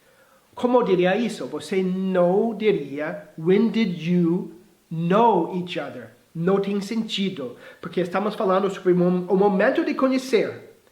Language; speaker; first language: Portuguese; non-native, fluent; English